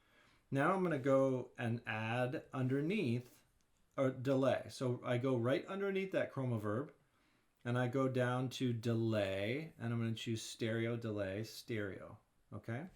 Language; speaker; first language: English; native; English